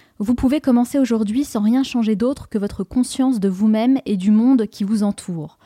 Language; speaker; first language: French; native; French